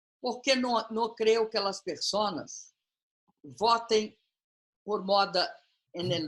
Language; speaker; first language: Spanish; non-native, learner; Portuguese